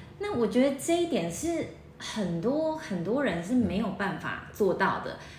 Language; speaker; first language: Chinese; native; Chinese